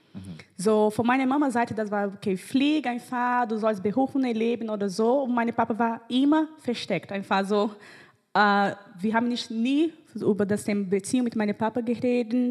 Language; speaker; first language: German; non-native, fluent; Portuguese